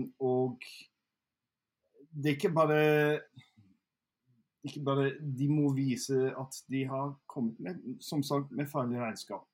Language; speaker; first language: Norwegian; non-native, fluent; English